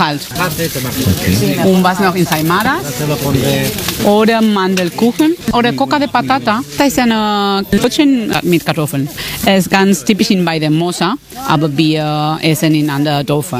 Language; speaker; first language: German; non-native, fluent; Catalan